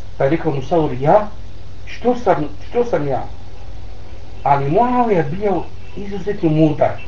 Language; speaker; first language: Bosnian; non-native, learner; Arabic